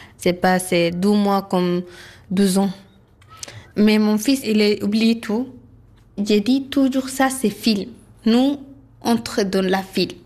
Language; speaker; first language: French; non-native, learner; Arabic